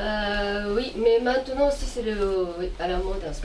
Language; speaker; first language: French; non-native, learner; Japanese